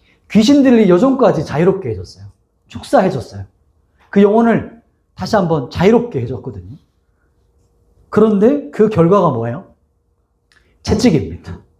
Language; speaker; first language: Korean; native; Korean